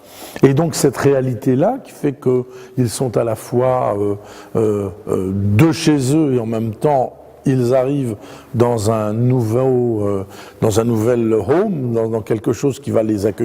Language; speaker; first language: French; native; French